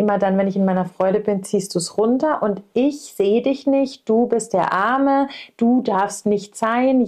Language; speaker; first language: German; native; German